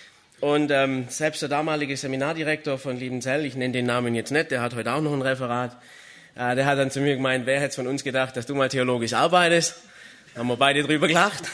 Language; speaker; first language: German; native; German